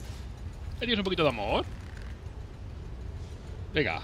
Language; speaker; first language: Spanish; native; Spanish